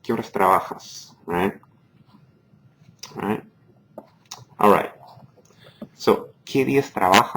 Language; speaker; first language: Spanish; non-native, fluent; English